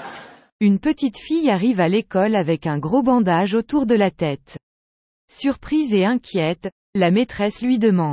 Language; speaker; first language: French; native; French